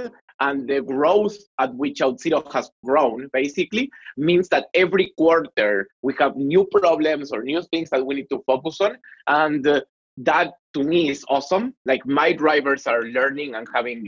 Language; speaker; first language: English; non-native, fluent; Spanish